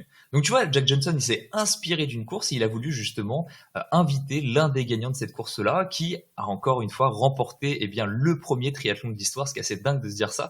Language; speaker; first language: French; native; French